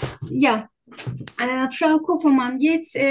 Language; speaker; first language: German; non-native, learner; Turkish